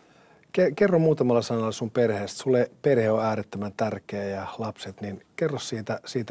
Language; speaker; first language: Finnish; native; Finnish